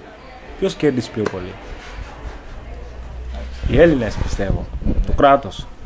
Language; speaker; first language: Greek; non-native, learner; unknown